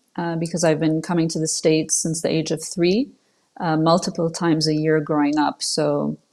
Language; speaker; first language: English; non-native, fluent; French